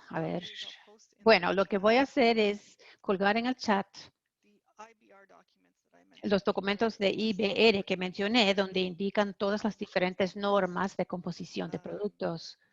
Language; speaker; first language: Spanish; non-native, fluent; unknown